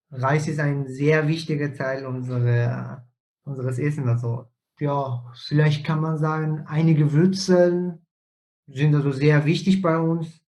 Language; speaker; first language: German; non-native, fluent; Persian